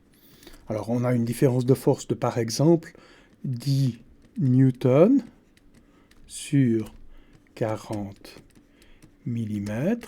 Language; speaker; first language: French; native; French